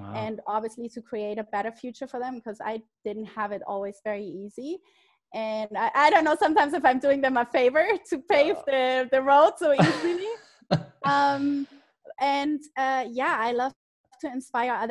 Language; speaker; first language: English; non-native, fluent; German